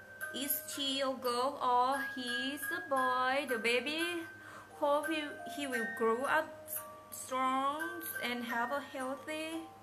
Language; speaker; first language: English; non-native, fluent; Thai